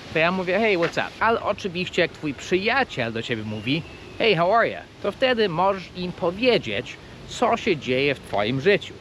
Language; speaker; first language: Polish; non-native, fluent; English